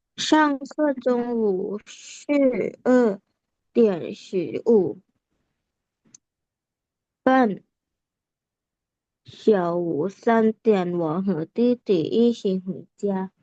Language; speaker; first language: Chinese; non-native, learner; Thai